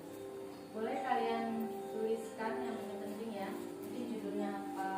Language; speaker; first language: Indonesian; native; Indonesian